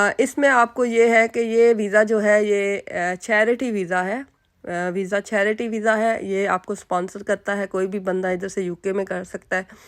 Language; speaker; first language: Urdu; native; Urdu